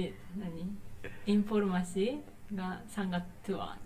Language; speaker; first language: Indonesian; non-native, learner; Japanese